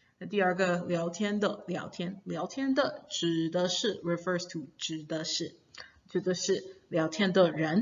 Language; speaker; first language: Chinese; non-native, fluent; English